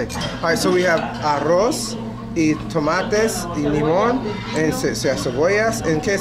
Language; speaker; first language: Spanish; non-native, learner; English